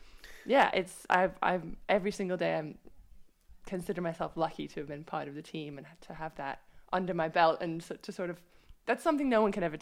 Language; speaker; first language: English; native; English